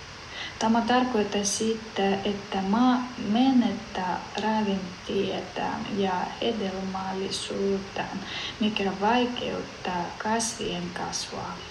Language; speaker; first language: Finnish; non-native, learner; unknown